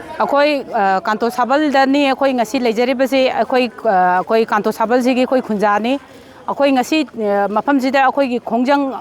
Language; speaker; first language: Manipuri; native; Manipuri